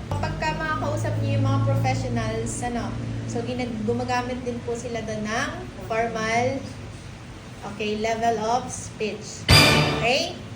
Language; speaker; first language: Filipino; native; Filipino